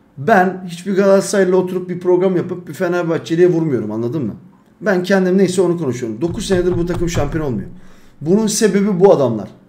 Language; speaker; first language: Turkish; early bilingual, heritage; Turkish